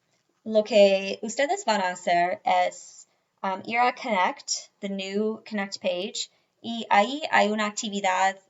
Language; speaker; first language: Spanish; non-native, fluent; English